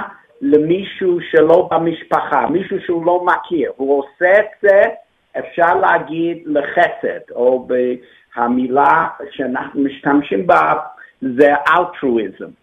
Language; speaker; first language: Hebrew; non-native, fluent; English